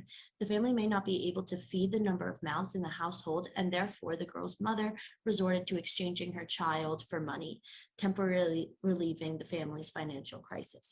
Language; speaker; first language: English; native; English